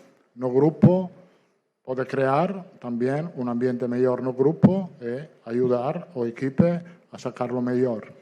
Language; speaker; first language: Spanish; non-native, fluent; Italian